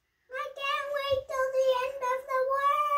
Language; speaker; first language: English; early bilingual, other home language; Russian